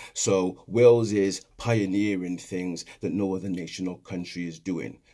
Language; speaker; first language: English; native; English